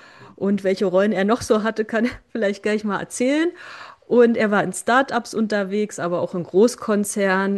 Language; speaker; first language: German; native; German